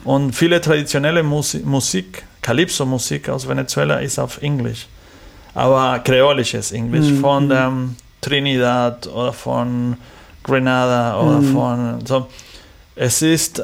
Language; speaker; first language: German; non-native, learner; Spanish